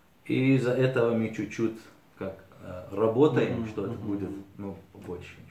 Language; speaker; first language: Russian; early bilingual, heritage; Arabic